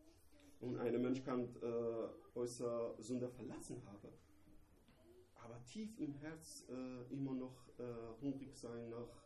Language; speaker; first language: German; non-native, learner; Persian